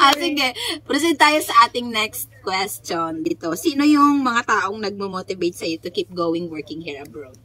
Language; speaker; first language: Filipino; native; Filipino